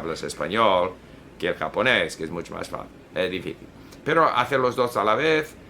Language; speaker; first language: Spanish; non-native, fluent; Swedish